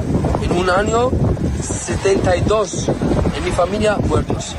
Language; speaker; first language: Spanish; non-native, learner; Arabic